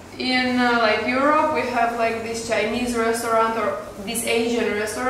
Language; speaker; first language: English; non-native, fluent; Romanian